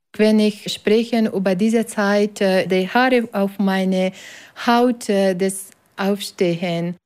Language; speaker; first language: German; non-native, learner; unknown